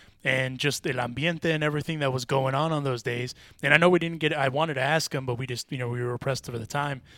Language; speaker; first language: English; early bilingual, other home language; Spanish